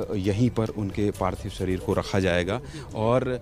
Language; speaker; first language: Hindi; native; Hindi